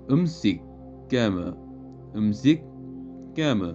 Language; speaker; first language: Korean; non-native, learner; Sinhala